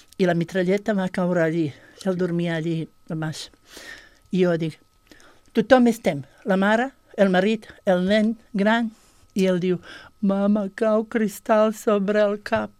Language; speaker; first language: Catalan; non-native, fluent; Bosnian